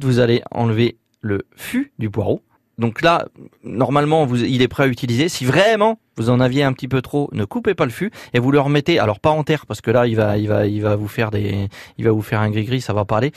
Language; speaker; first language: French; native; French